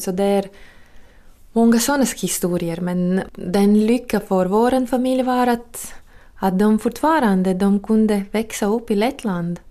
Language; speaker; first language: Swedish; non-native, fluent; Latvian